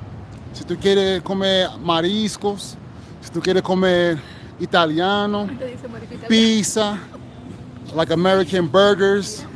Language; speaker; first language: Spanish; non-native, fluent; English